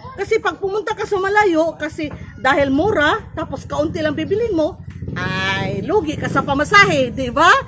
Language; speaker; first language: Filipino; non-native, local second language; Cebuano